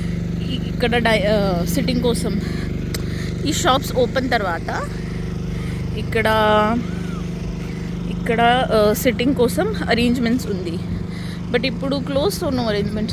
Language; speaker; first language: Telugu; non-native, learner; Marathi